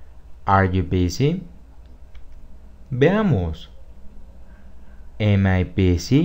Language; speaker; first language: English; non-native, fluent; Spanish